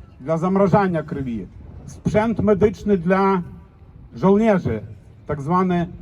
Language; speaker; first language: Polish; non-native, fluent; Ukrainian